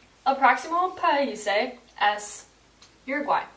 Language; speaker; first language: Spanish; non-native, learner; English